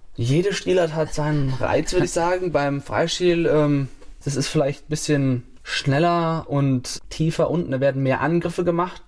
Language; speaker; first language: German; native; German